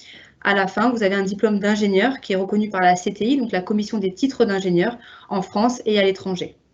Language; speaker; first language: French; native; French